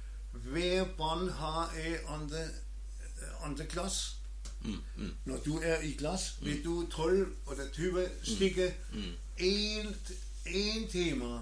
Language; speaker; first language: Norwegian; non-native, learner; German